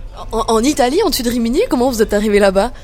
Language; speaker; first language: French; native; French